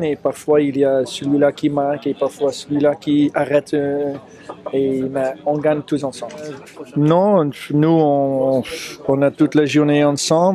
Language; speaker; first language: French; non-native, fluent; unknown